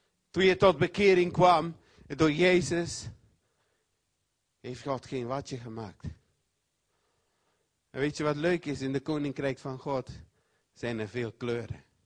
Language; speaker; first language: Dutch; non-native, fluent; Papiamento